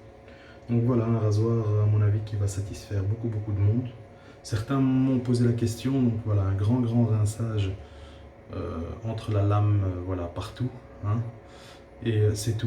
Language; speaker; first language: French; native; French